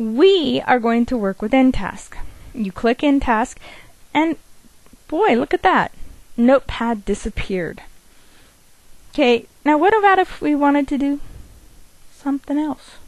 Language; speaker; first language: English; native; English